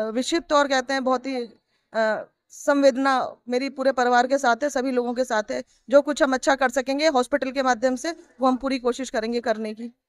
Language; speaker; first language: Hindi; native; Hindi